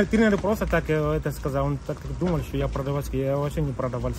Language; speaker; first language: Russian; non-native, fluent; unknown